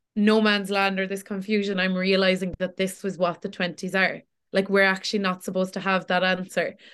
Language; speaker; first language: English; native; English